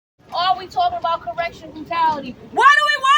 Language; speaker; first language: English; native; English